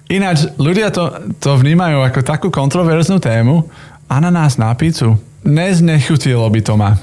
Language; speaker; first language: Slovak; non-native, fluent; English